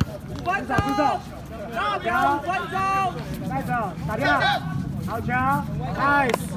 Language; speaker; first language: Chinese; native; Chinese